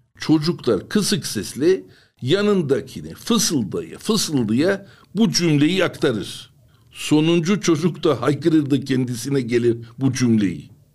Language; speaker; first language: Turkish; non-native, local second language; Armenian